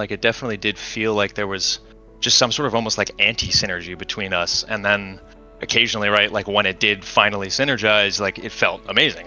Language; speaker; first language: English; native; English